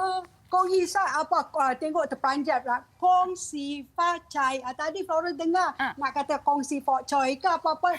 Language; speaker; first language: Malay; non-native, local second language; Chinese